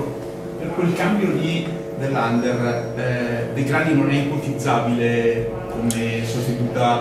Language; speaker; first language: Italian; native; Italian